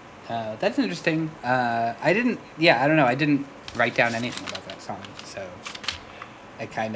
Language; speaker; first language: English; native; English